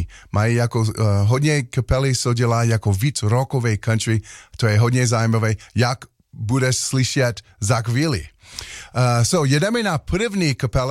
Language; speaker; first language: Czech; non-native, learner; English